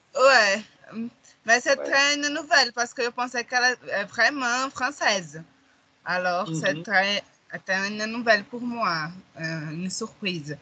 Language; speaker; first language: French; non-native, learner; Portuguese